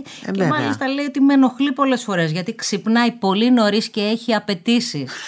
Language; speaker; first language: Greek; native; Greek